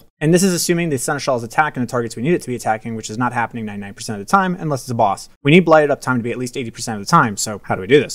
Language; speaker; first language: English; native; English